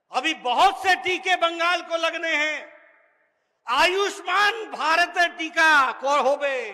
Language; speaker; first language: Hindi; native; Hindi